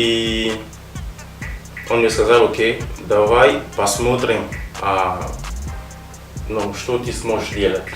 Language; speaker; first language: Russian; non-native, fluent; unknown